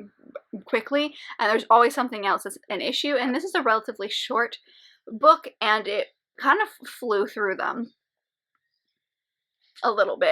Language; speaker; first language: English; native; English